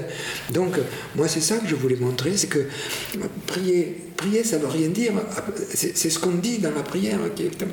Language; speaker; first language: French; native; French